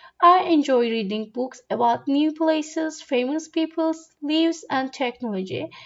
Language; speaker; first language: English; non-native, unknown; Turkish